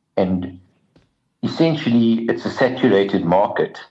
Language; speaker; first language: English; native; English